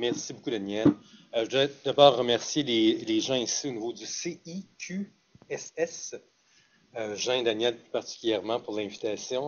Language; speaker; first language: French; native; French